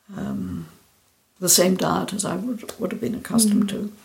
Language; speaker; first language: English; native; English